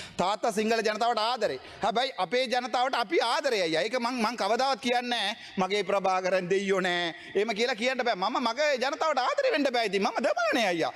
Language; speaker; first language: Sinhala; non-native, local second language; Tamil